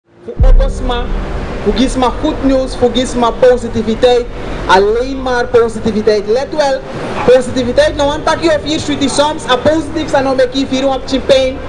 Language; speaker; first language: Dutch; non-native, local second language; Sranan Tongo